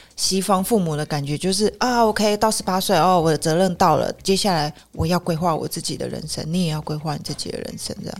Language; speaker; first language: Chinese; native; Chinese